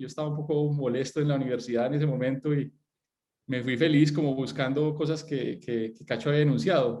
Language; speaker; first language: Spanish; native; Spanish